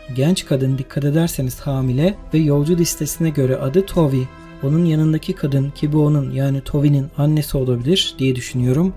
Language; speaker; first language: Turkish; native; Turkish